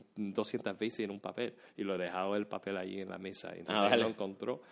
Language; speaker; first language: Spanish; non-native, fluent; English